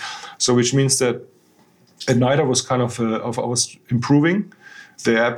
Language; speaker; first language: English; non-native, fluent; German